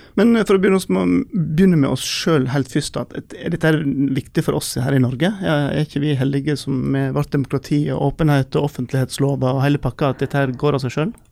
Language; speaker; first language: Norwegian; native; Norwegian